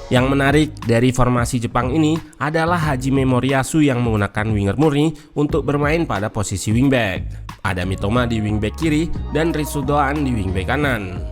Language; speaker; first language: Indonesian; native; Indonesian